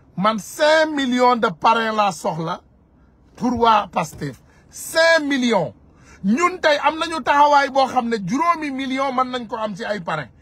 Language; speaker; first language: Wolof; non-native, local second language; Soninke